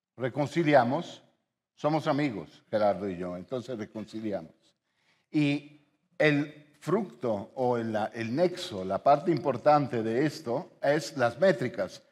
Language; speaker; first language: Spanish; non-native, fluent; Italian